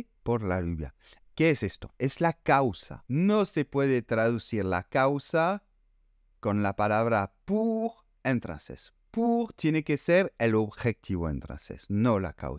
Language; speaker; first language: Spanish; non-native, fluent; French